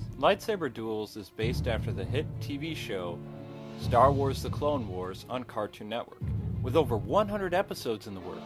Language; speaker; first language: English; native; English